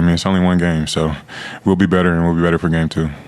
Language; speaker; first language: English; native; English